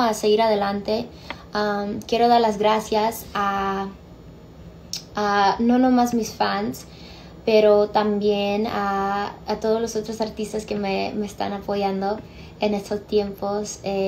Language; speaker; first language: Spanish; early bilingual, heritage; Spanish